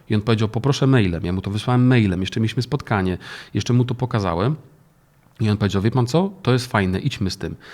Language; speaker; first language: Polish; native; Polish